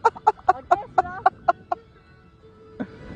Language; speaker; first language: Korean; non-native, learner; Japanese